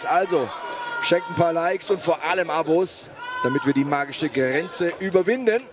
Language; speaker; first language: German; native; German